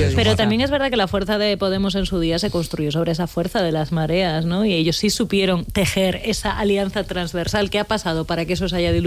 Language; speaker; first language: Spanish; native; Spanish